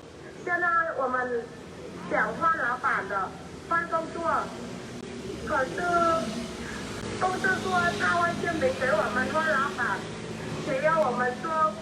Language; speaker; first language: Chinese; non-native, fluent; Vietnamese